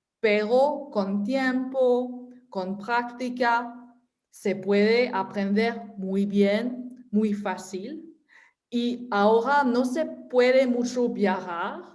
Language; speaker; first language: Spanish; non-native, fluent; French